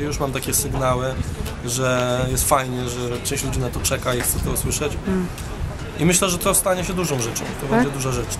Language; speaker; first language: Polish; native; Polish